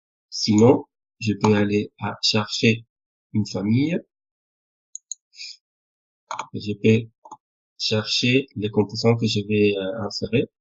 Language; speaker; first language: French; non-native, fluent; Spanish